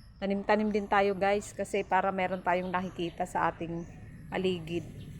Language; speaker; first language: Filipino; non-native, local second language; Waray